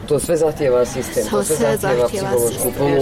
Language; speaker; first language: Serbian; native; Serbian